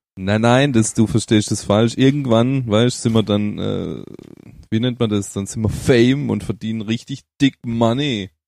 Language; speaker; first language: German; native; German